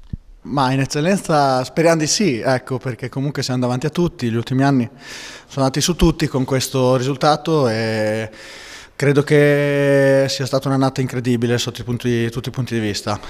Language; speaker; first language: Italian; native; Italian